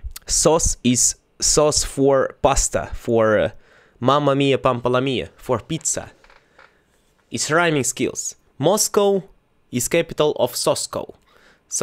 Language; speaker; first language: English; non-native, learner; Russian